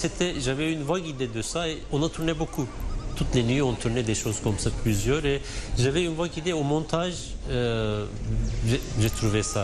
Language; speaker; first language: French; non-native, fluent; Turkish